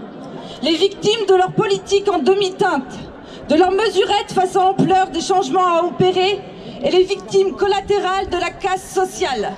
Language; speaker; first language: French; native; French